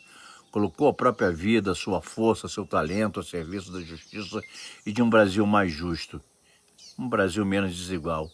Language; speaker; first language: Portuguese; native; Portuguese